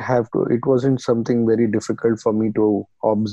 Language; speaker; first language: English; non-native, local second language; Marathi